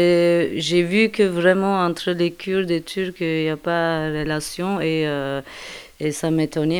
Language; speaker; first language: French; non-native, fluent; Turkish